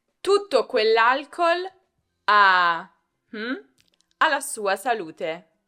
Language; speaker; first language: Italian; native; Italian